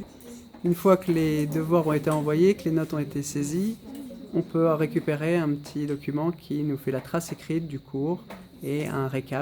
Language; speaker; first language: French; native; French